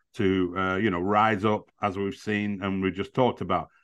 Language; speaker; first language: English; native; English